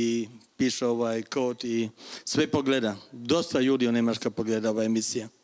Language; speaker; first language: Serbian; non-native, learner; German